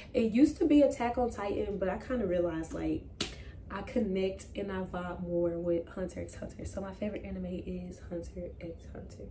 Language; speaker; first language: English; native; English